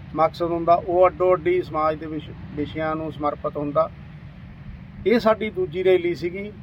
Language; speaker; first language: Punjabi; native; Punjabi